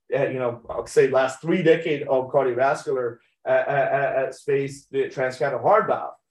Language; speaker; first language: English; early bilingual, other home language; Persian